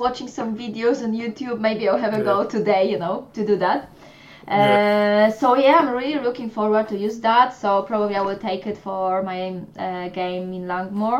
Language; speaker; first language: English; non-native, fluent; Polish